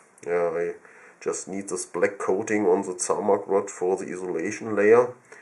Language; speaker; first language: English; non-native, fluent; German